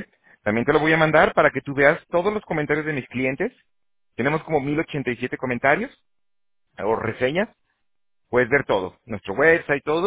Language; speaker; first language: Spanish; native; Spanish